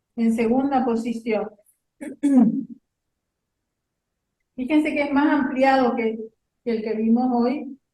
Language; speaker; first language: Spanish; native; Spanish